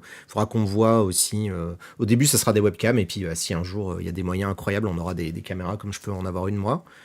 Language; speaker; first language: French; native; French